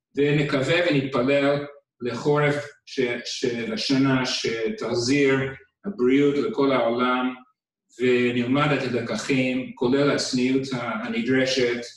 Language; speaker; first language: Hebrew; non-native, fluent; English